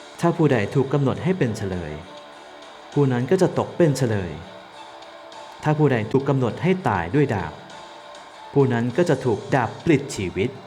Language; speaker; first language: Thai; native; Thai